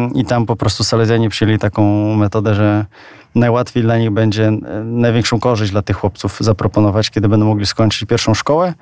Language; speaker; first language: Polish; native; Polish